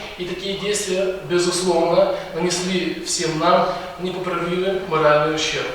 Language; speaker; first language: Russian; non-native, local second language; Ukrainian